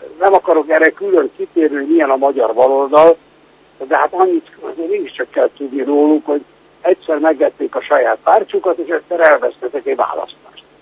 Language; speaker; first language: Hungarian; native; Hungarian